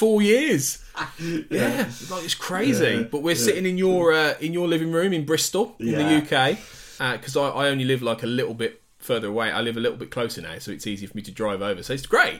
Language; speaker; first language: English; native; English